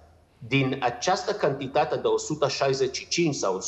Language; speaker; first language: Romanian; non-native, learner; Hebrew